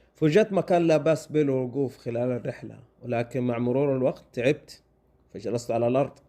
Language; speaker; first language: Egyptian Arabic; non-native, learner; Arabic